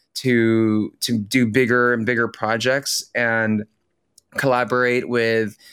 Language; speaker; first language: English; early bilingual, other home language; Filipino